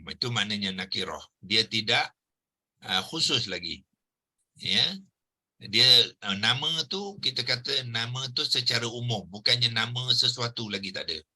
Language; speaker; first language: Malay; native; Malay